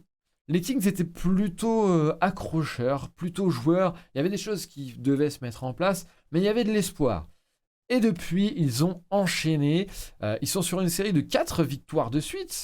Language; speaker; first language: French; native; French